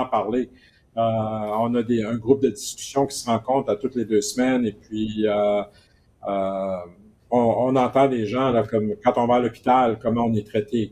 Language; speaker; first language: French; native; French